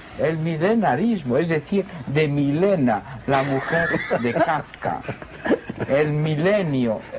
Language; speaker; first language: Spanish; native; Spanish